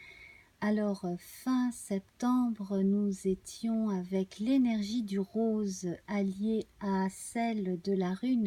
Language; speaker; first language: French; native; French